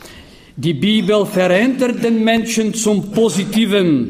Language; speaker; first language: German; non-native, fluent; Bulgarian